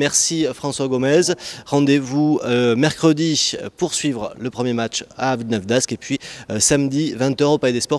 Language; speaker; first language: French; native; French